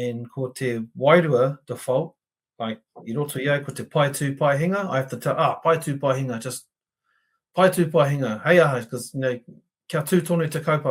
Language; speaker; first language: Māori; non-native, local second language; English